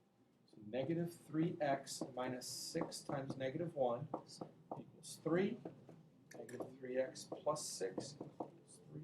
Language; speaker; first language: English; native; English